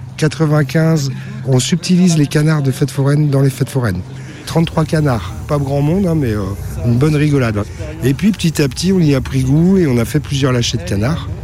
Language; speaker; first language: French; native; French